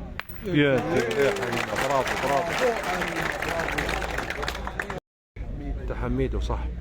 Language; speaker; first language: Arabic; native; Arabic